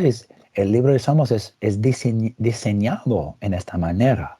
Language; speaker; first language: Spanish; non-native, fluent; English